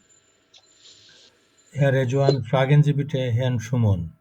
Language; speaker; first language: German; non-native, fluent; Bangla